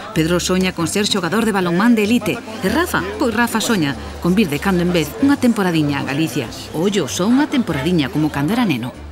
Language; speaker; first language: Galician; native; Galician